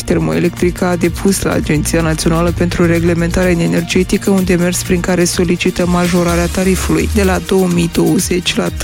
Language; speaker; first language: Romanian; native; Romanian